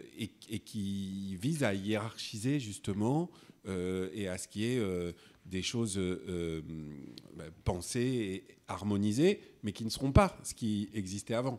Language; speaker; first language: French; native; French